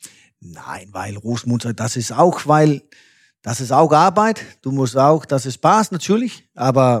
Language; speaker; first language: German; non-native, fluent; Danish